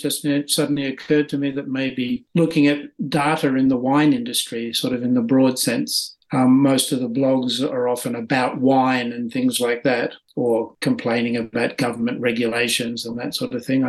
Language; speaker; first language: English; native; English